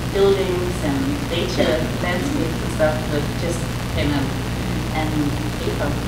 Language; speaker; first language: English; non-native, fluent; Danish